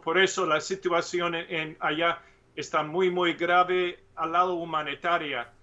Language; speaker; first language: Spanish; non-native, learner; English